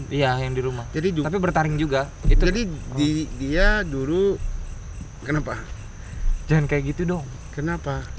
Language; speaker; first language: Indonesian; non-native, learner; Japanese